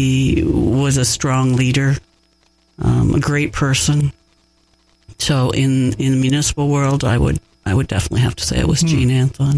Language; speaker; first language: English; native; English